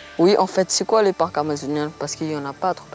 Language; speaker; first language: French; non-native, local second language; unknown